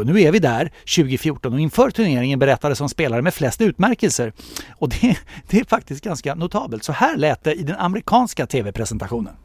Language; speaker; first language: Swedish; native; Swedish